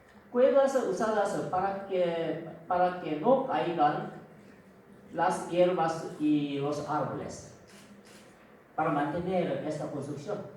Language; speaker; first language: Spanish; non-native, fluent; Korean